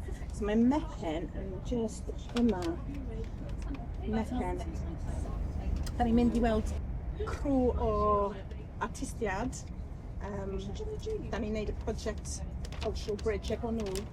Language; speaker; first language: Welsh; non-native, learner; English